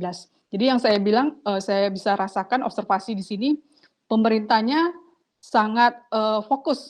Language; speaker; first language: Indonesian; native; Indonesian